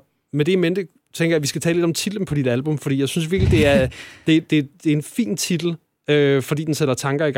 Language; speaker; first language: Danish; native; Danish